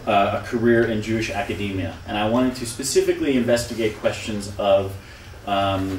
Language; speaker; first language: English; native; English